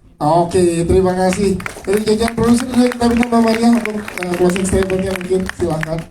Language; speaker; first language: Indonesian; native; Indonesian